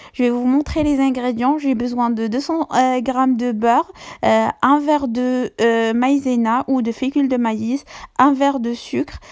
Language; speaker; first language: French; non-native, local second language; Arabic